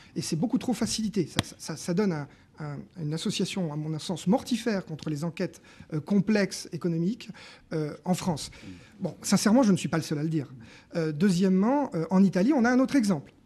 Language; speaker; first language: French; native; French